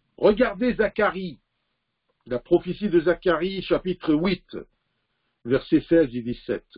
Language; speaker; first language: French; non-native, fluent; Arabic